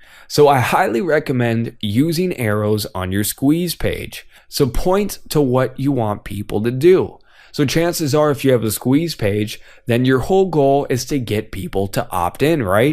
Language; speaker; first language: English; native; English